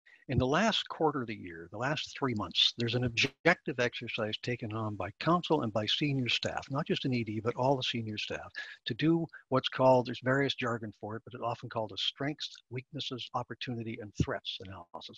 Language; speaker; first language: English; native; English